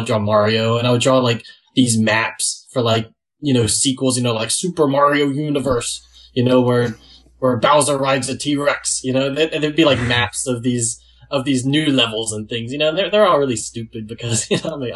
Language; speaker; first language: English; native; English